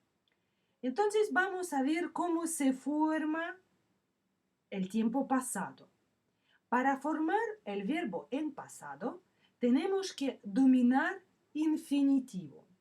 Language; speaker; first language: Spanish; non-native, fluent; Russian